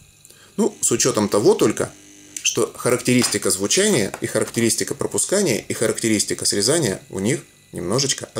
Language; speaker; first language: Russian; native; Russian